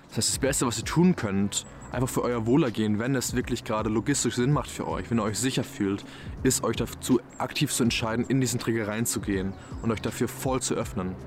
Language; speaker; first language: German; native; German